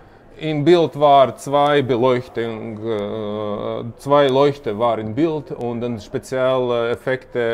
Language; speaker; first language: German; non-native, learner; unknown